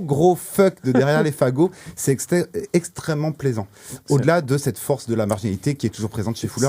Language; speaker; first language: French; native; French